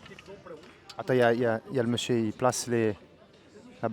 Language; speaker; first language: French; native; French